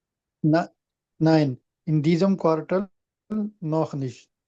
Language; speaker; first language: German; non-native, learner; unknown